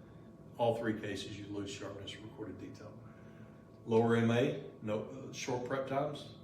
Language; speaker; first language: English; native; English